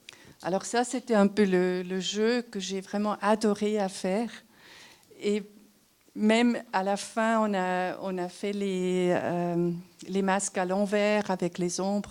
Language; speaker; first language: French; non-native, local second language; German